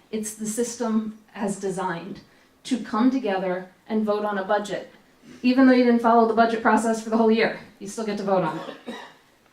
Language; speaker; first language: English; native; English